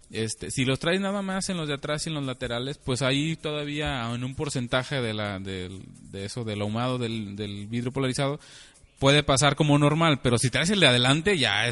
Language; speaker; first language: Spanish; native; Spanish